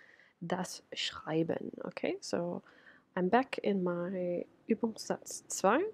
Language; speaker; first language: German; non-native, fluent; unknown